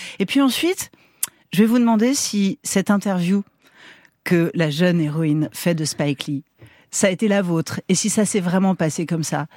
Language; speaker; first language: French; native; French